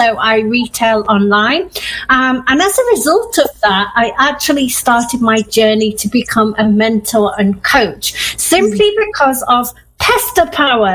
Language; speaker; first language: English; native; English